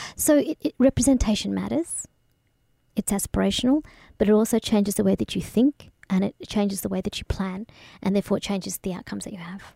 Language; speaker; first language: English; early bilingual, other home language; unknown